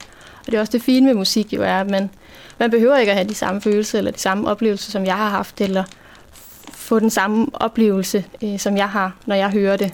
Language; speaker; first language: Danish; native; Danish